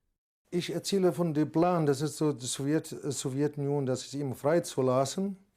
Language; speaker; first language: German; non-native, learner; Arabic